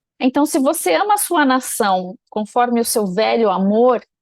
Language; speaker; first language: Portuguese; native; Portuguese